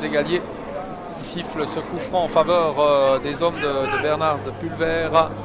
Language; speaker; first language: French; native; French